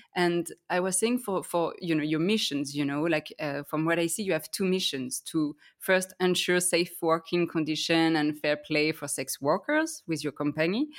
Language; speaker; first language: English; non-native, fluent; French